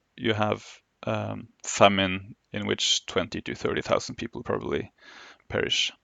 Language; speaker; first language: English; non-native, fluent; Norwegian